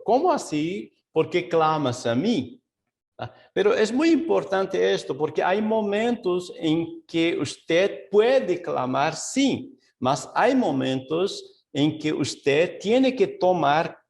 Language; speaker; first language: Spanish; non-native, fluent; Portuguese